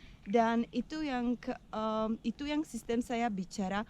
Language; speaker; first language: Indonesian; non-native, learner; Czech